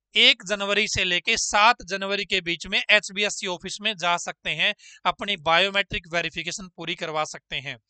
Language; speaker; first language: Hindi; native; Hindi